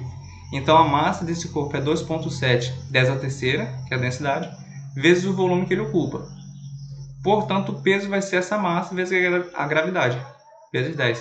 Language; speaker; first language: Portuguese; native; Portuguese